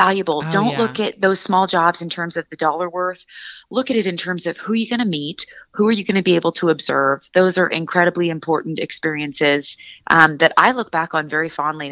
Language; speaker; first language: English; native; English